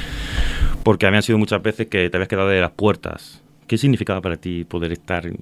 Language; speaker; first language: Spanish; native; Spanish